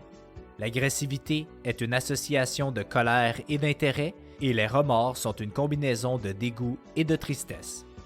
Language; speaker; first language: French; native; French